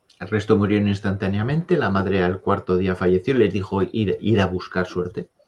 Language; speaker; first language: Spanish; native; Spanish